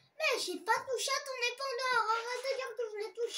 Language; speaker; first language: French; native; French